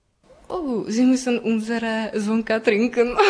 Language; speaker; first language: German; non-native, fluent; Czech